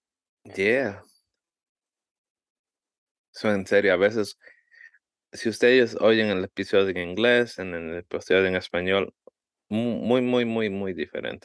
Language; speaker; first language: Spanish; early bilingual, heritage; Spanish